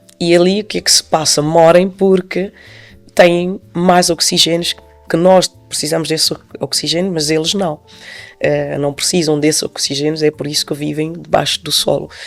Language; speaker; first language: Portuguese; non-native, local second language; Upper Guinea Crioulo